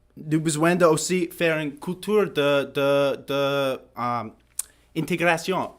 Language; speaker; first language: French; non-native, learner; English